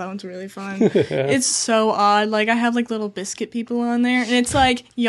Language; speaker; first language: English; native; English